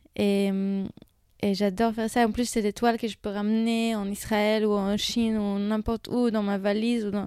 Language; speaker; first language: French; non-native, fluent; Hebrew